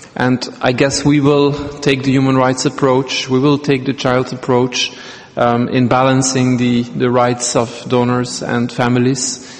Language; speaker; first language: English; non-native, fluent; Dutch